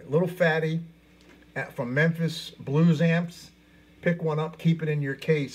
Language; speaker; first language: English; native; English